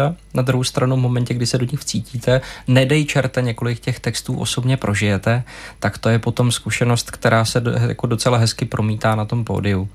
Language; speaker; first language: Czech; native; Czech